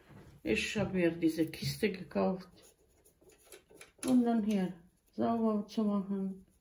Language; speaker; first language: German; non-native, local second language; Bosnian